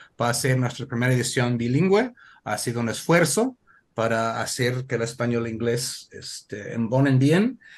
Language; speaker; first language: Spanish; non-native, fluent; English